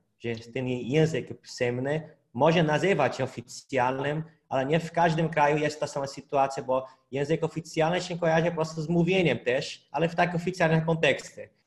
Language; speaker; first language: Polish; non-native, fluent; Portuguese